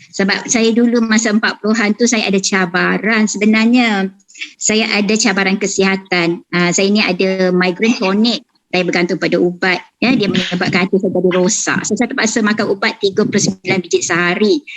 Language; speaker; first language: Malay; native; Malay